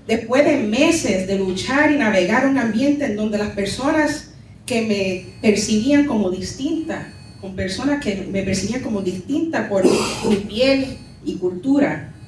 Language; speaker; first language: Spanish; early bilingual, heritage; Spanish